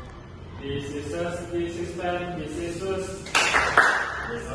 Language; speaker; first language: English; non-native, learner; Indonesian